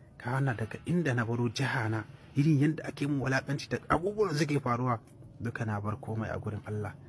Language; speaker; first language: Hausa; native; Hausa